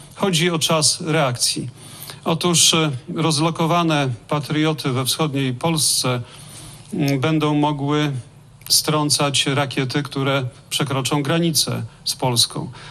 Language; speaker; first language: Polish; native; Polish